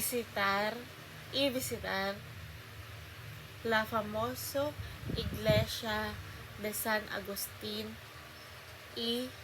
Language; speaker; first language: Spanish; non-native, learner; Filipino